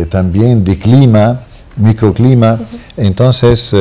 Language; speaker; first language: Spanish; non-native, fluent; Arabic